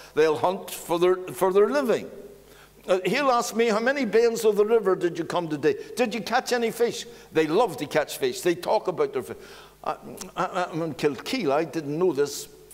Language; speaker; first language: English; native; English